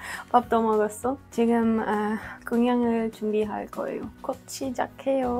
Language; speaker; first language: Korean; non-native, learner; Ukrainian